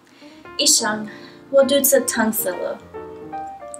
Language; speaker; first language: Chinese; non-native, learner; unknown